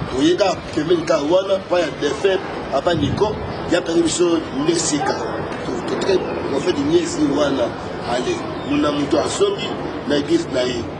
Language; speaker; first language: Lingala; non-native, fluent; Kongo